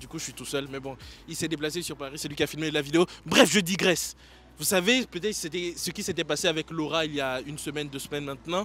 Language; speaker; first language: French; native; French